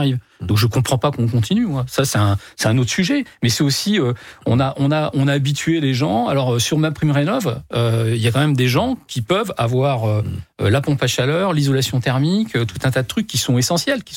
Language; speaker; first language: French; native; French